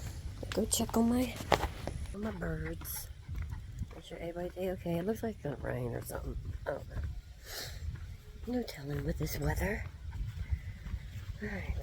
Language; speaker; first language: English; native; English